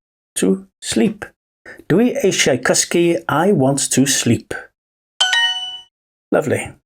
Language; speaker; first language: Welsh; non-native, learner; English